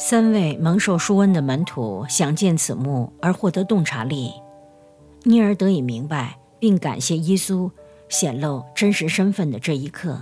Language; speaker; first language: Chinese; native; Chinese